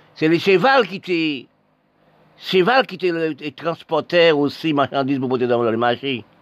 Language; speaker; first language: French; non-native, local second language; Haitian Creole